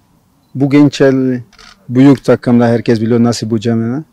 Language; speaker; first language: Turkish; non-native, learner; Portuguese